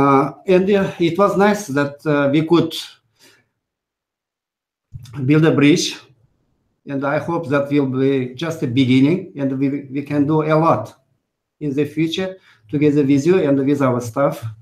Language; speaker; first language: English; non-native, fluent; Uzbek